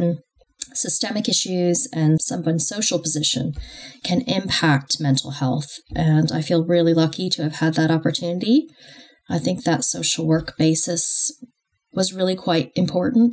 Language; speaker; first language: English; native; English